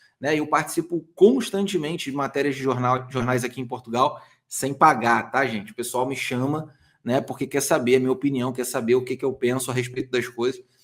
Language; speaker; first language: Portuguese; native; Portuguese